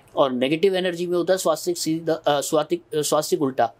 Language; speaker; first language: Hindi; native; Hindi